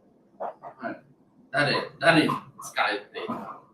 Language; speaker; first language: Japanese; non-native, learner; English